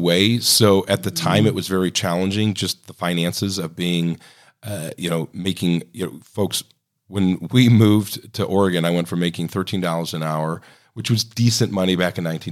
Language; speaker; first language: English; native; English